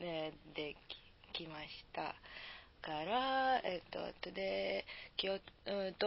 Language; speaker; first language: Japanese; non-native, learner; Serbian